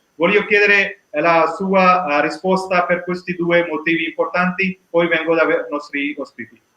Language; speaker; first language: Italian; non-native, learner; Urdu